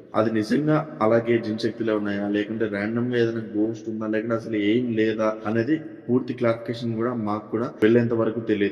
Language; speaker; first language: Telugu; native; Telugu